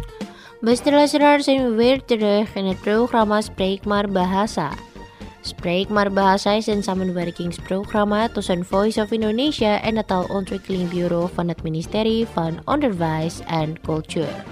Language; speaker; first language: Dutch; non-native, fluent; Indonesian